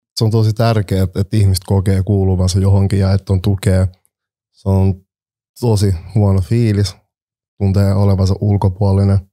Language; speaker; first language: Finnish; early bilingual, other home language; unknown